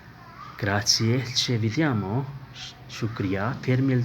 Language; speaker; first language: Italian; non-native, learner; Urdu